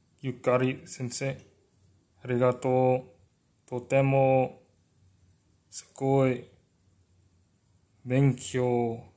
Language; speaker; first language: Japanese; non-native, learner; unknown